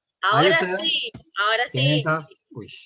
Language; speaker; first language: Spanish; non-native, learner; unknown